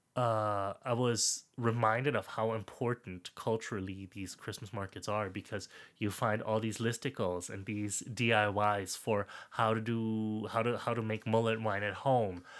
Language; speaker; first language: English; non-native, fluent; German